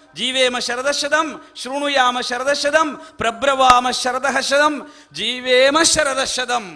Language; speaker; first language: Hindi; non-native, local second language; Malayalam